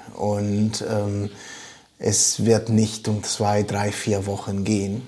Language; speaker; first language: German; native; German